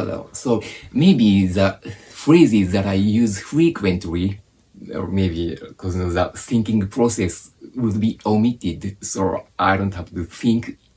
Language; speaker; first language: English; non-native, fluent; Japanese